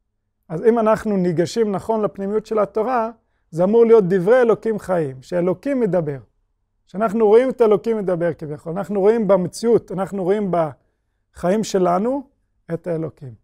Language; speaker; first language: Hebrew; non-native, fluent; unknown